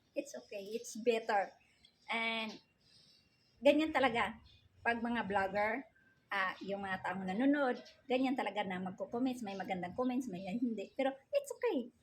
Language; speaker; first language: Filipino; non-native, local second language; Cebuano